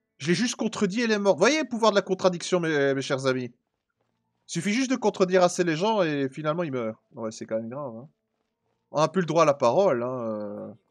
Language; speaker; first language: French; native; French